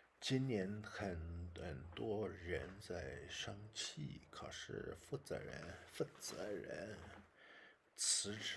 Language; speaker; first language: Chinese; non-native, learner; English